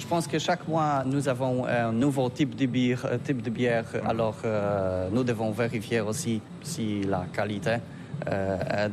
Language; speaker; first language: French; non-native, learner; Polish